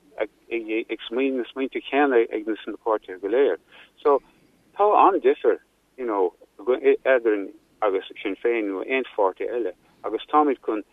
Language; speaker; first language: Irish; non-native, local second language; English